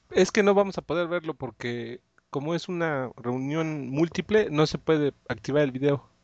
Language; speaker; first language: Spanish; native; Spanish